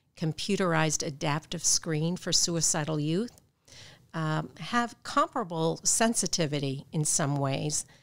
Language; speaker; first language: English; native; English